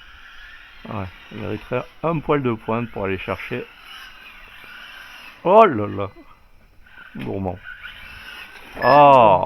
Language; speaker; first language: French; native; French